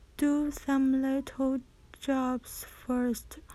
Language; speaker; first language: English; non-native, learner; Chinese